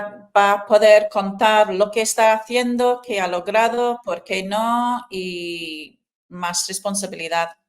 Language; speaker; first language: Spanish; non-native, fluent; English